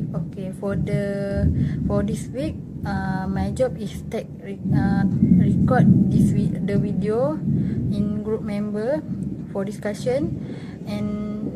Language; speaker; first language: English; non-native, local second language; Malay